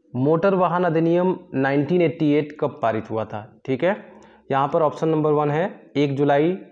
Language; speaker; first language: Hindi; native; Hindi